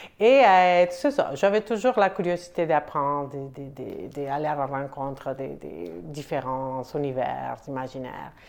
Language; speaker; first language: French; non-native, fluent; Spanish